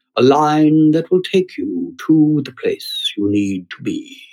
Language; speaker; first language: English; native; English